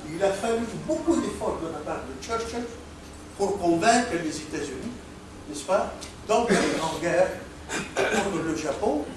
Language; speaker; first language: French; non-native, local second language; Arabic